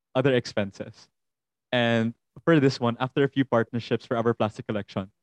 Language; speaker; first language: English; non-native, local second language; Hiligaynon